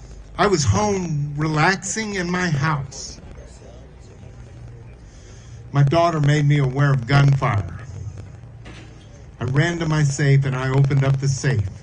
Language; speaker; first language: English; native; English